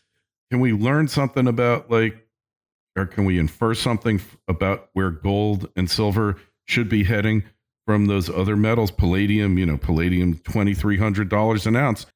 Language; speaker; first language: English; native; English